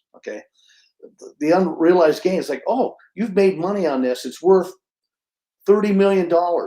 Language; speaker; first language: English; native; English